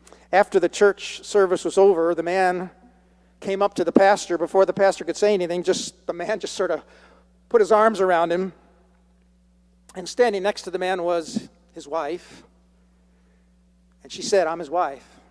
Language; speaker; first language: English; native; English